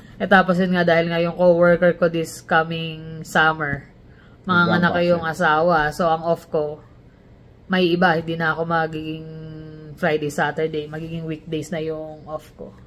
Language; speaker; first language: Filipino; native; Filipino